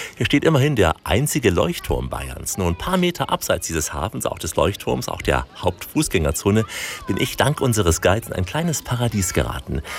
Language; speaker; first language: German; native; German